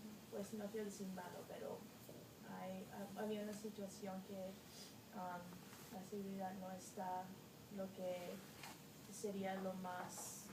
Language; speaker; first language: Spanish; non-native, learner; English